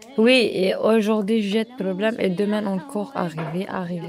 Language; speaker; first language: French; non-native, learner; Turkish